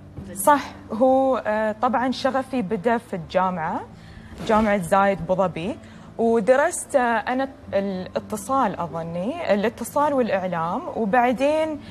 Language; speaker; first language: Arabic; native; Arabic